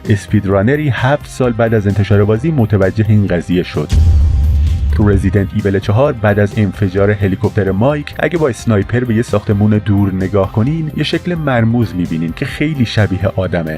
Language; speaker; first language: Persian; native; Persian